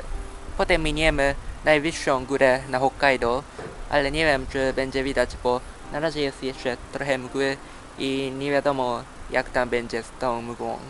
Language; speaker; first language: Polish; early bilingual, heritage; Polish